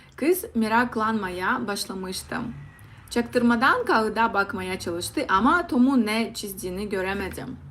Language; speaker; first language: Turkish; non-native, learner; Russian